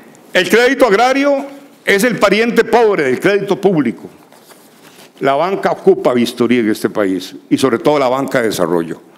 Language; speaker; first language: Spanish; native; Spanish